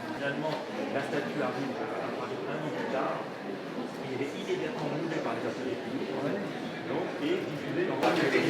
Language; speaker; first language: French; native; French